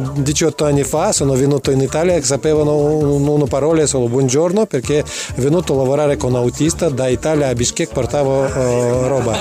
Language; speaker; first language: Italian; non-native, learner; Russian